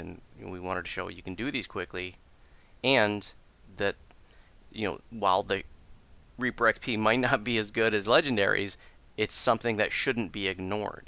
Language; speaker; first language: English; native; English